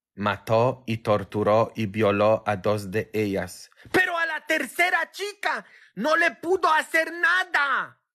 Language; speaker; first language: Spanish; non-native, fluent; Polish